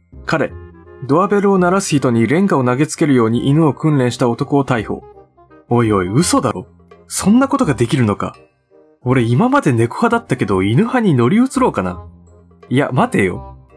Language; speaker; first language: Japanese; native; Japanese